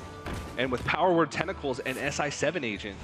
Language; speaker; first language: English; native; English